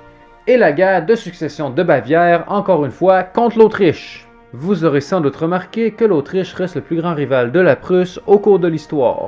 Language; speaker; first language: French; native; French